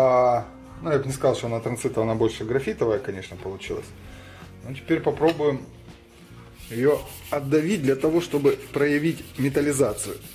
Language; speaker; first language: Russian; native; Russian